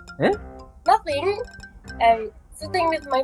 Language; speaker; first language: English; non-native, learner; Thai